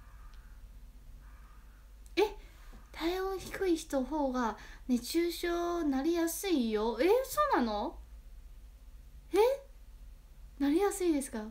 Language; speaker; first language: Japanese; non-native, fluent; Chinese